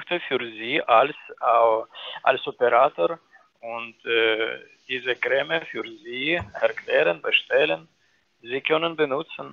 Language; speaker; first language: German; non-native, learner; Ukrainian